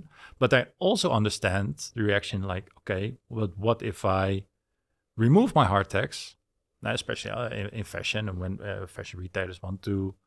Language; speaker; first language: English; non-native, fluent; Dutch